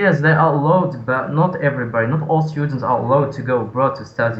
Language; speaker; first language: English; non-native, learner; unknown